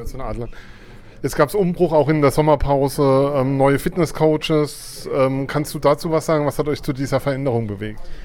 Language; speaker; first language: German; native; German